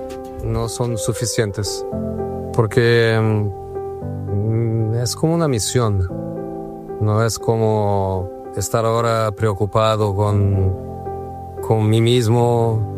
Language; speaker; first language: Spanish; non-native, fluent; Portuguese